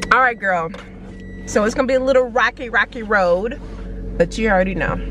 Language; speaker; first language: English; native; English